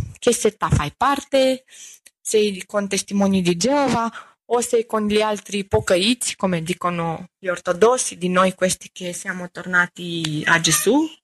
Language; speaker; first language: Italian; non-native, fluent; Romanian